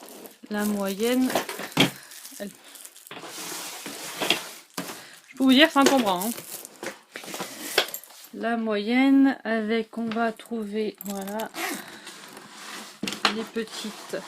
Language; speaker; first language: French; native; French